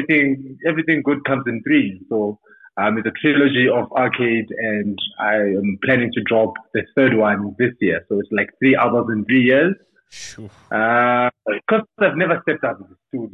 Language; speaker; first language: English; non-native, local second language; Tsonga